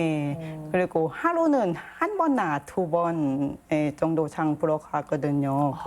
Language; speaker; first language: Korean; non-native, learner; Thai